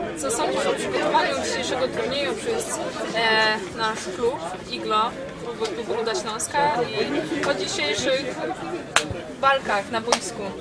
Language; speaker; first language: Polish; native; Polish